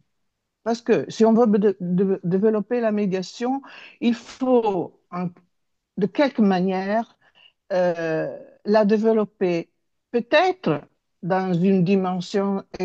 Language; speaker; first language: French; non-native, fluent; Italian